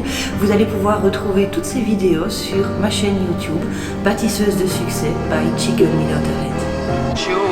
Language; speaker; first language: French; native; French